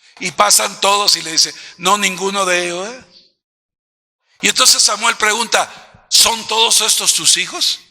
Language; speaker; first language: Spanish; native; Spanish